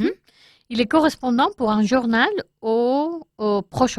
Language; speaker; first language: French; non-native, learner; Spanish